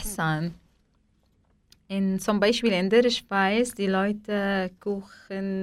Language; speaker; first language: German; non-native, learner; Arabic